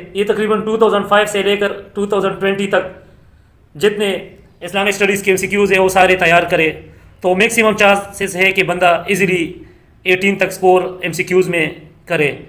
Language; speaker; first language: Urdu; non-native, local second language; Pashto